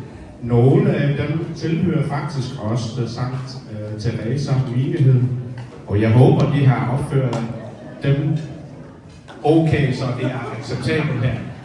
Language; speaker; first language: Danish; early bilingual, other home language; Vietnamese